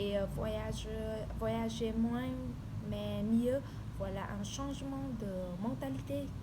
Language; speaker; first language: French; non-native, learner; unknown